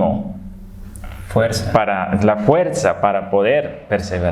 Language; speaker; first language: Spanish; non-native, fluent; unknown